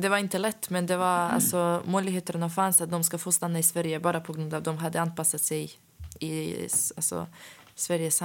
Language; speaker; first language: Swedish; non-native, fluent; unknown